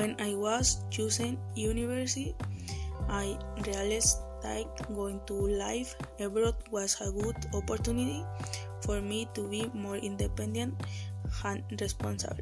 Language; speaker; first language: English; non-native, learner; Spanish